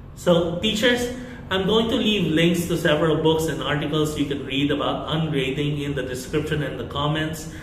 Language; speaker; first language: English; non-native, local second language; Filipino